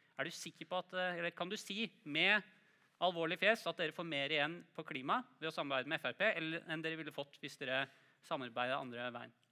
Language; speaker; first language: Norwegian; native; Norwegian